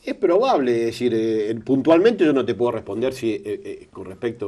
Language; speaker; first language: Spanish; native; Spanish